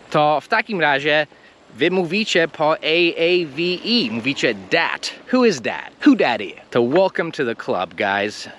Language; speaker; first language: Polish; non-native, fluent; English